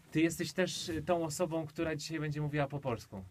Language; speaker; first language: Polish; native; Polish